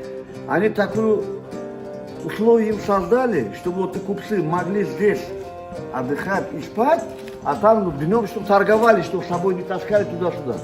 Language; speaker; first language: Russian; non-native, local second language; Uzbek